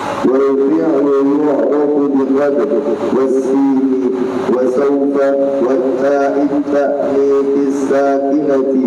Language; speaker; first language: Arabic; non-native, learner; Indonesian